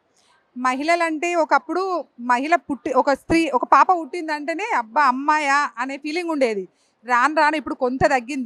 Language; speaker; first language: Telugu; native; Telugu